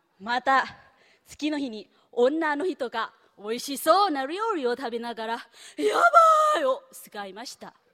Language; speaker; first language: Japanese; non-native, fluent; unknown